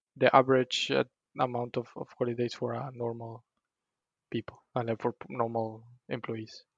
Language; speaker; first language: English; non-native, fluent; Spanish